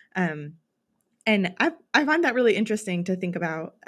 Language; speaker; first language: English; native; English